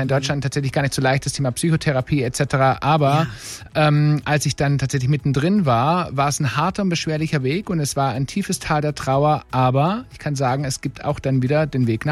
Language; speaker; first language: German; native; German